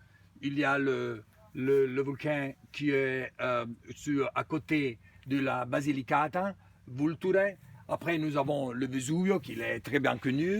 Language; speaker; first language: French; non-native, fluent; Italian